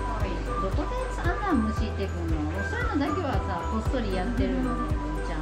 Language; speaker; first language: Japanese; native; Japanese